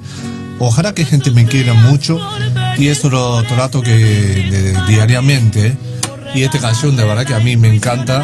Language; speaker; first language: Spanish; non-native, learner; Japanese